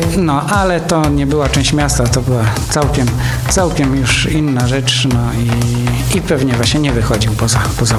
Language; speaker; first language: Polish; native; Polish